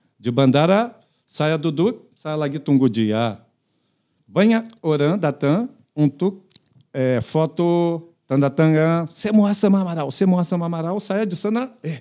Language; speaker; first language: Indonesian; non-native, fluent; Portuguese